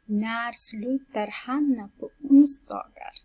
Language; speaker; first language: Swedish; non-native, fluent; Persian